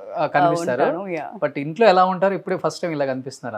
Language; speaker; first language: Telugu; native; Telugu